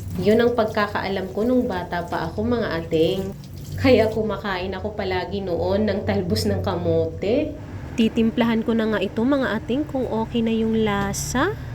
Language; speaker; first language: Filipino; non-native, local second language; Masbatenyo